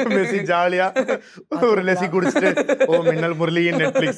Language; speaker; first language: Tamil; native; Tamil